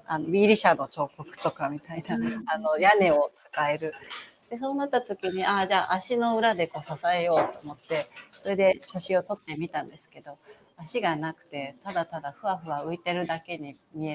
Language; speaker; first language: Japanese; native; Japanese